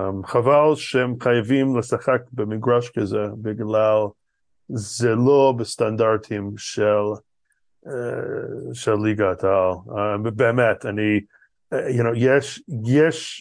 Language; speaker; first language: Hebrew; non-native, fluent; English